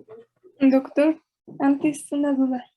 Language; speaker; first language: Spanish; native; Spanish